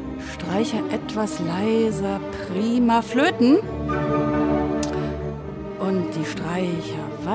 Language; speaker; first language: German; native; German